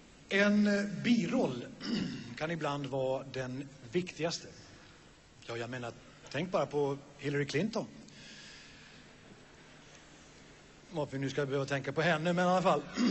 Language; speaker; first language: Swedish; native; Swedish